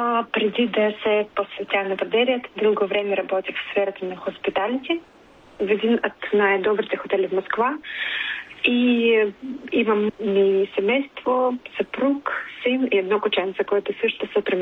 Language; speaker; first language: Bulgarian; non-native, learner; Russian